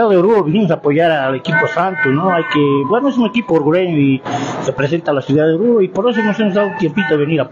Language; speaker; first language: Spanish; native; Spanish